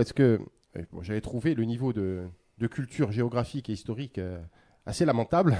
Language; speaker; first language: French; native; French